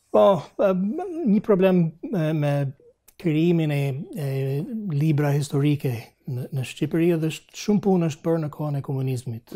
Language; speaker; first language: Albanian; non-native, fluent; English